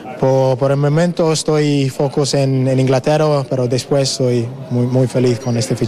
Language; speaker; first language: Spanish; non-native, learner; English